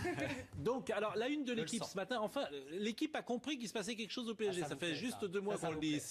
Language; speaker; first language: French; native; French